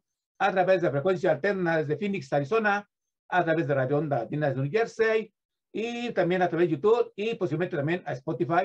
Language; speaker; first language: Spanish; native; Spanish